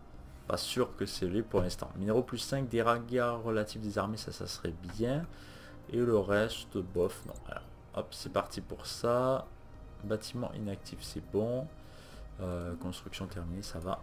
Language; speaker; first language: French; native; French